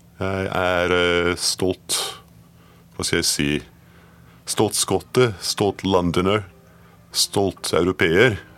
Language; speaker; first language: Norwegian; non-native, fluent; English